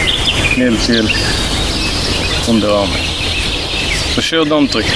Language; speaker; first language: Swedish; non-native, fluent; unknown